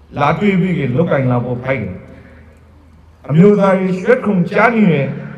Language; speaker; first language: Burmese; native; Burmese